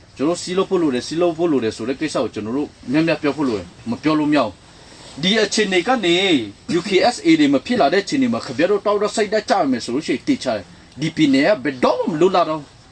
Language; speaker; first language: Burmese; non-native, local second language; Western Kayah